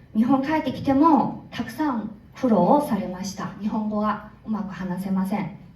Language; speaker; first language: Japanese; non-native, fluent; Korean